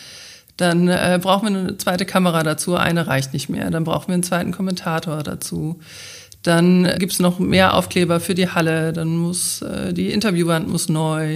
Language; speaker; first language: German; native; German